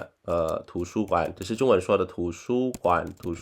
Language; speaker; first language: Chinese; non-native, learner; Khmer